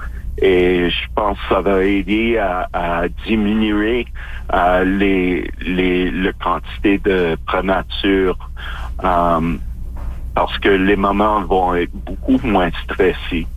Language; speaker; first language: French; non-native, fluent; English